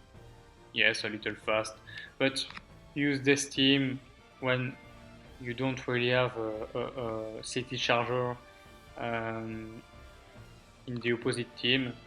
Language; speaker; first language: English; non-native, learner; French